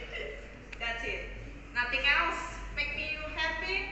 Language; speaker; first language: English; non-native, learner; Indonesian